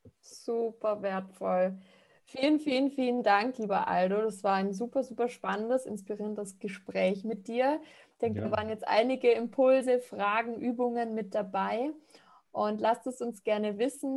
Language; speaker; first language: German; native; German